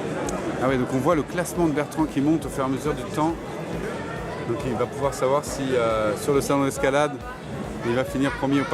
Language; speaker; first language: French; native; French